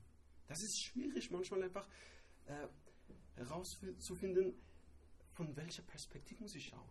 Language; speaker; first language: German; non-native, learner; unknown